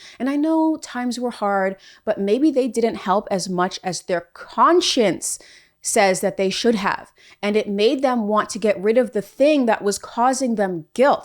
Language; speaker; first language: English; native; English